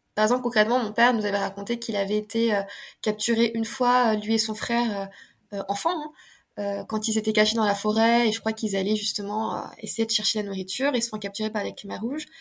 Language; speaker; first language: French; early bilingual, other home language; Khmer